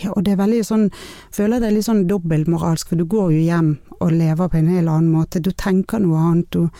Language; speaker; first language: Norwegian; non-native, fluent; Persian